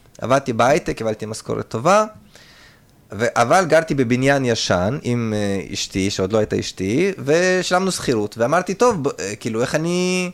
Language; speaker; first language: Hebrew; early bilingual, other home language; Russian